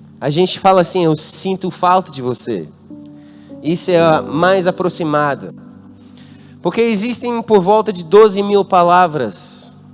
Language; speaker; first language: Portuguese; non-native, fluent; English